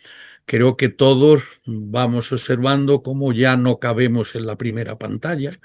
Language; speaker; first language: Spanish; native; Spanish